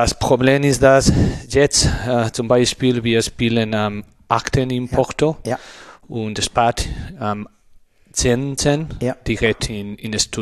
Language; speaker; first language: German; non-native, learner; Spanish